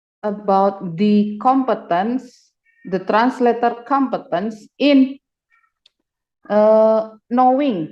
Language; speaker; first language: English; non-native, fluent; Indonesian